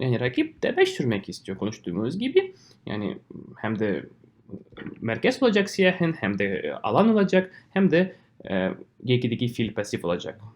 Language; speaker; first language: Turkish; non-native, fluent; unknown